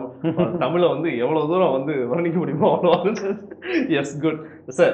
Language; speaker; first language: Tamil; native; Tamil